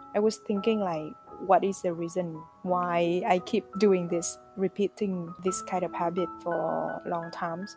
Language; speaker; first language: English; non-native, fluent; Vietnamese